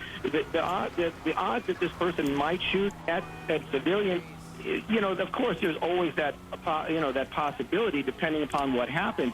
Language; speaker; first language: English; native; English